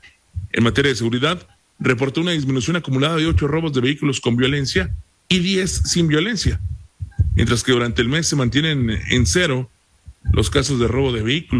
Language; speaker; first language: Spanish; native; Spanish